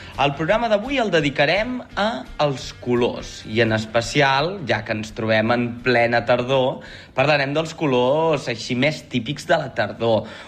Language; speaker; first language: Catalan; native; Catalan